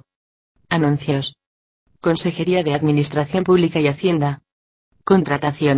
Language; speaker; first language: Spanish; native; Spanish